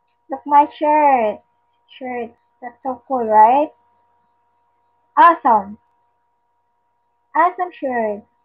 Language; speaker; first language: English; non-native, local second language; Filipino